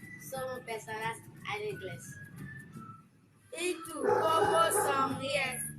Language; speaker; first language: Spanish; non-native, learner; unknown